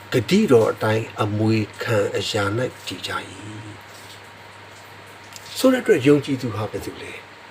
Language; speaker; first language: Burmese; non-native, local second language; S'gaw Karen